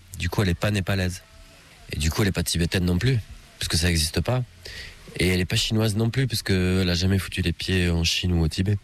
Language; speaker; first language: French; native; French